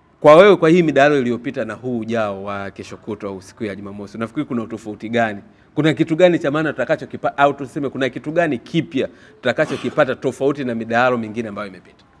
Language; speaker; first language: Swahili; native; Swahili